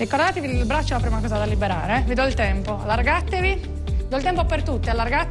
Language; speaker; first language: Italian; native; Italian